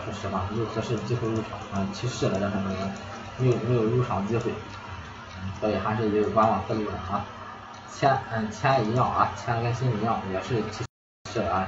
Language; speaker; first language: Chinese; native; Chinese